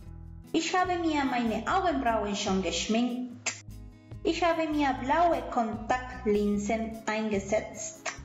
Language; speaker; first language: German; non-native, fluent; Spanish